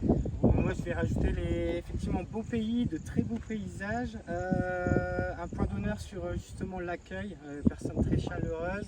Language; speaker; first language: French; native; French